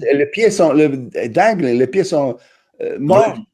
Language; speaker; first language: French; non-native, fluent; Italian